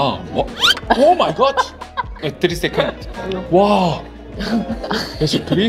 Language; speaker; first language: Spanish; non-native, learner; Korean